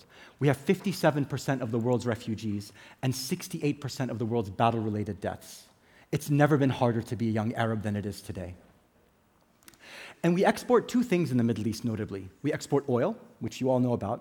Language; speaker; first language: English; native; English